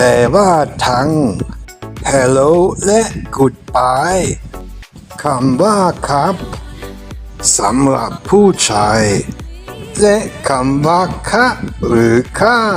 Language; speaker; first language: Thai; non-native, fluent; German